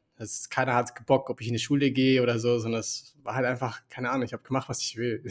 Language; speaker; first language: German; early bilingual, other home language; Spanish